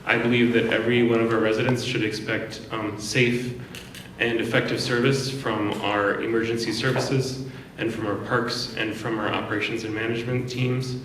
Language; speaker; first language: English; native; English